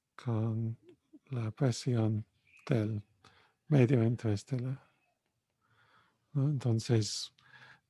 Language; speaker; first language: Spanish; non-native, fluent; English